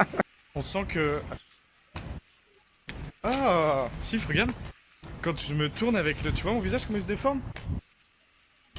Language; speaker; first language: French; native; French